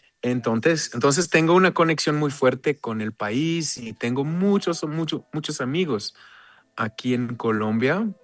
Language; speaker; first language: Spanish; non-native, fluent; Hebrew